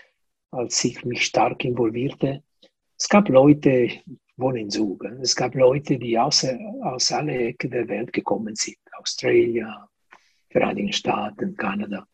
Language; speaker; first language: German; non-native, fluent; Italian